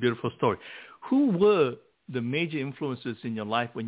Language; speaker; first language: English; non-native, local second language; Min Nan Chinese